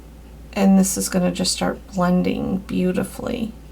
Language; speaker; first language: English; native; English